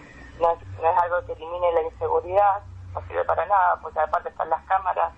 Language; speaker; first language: Spanish; native; Spanish